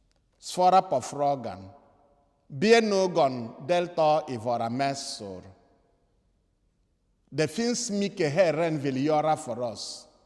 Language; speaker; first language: Swedish; non-native, fluent; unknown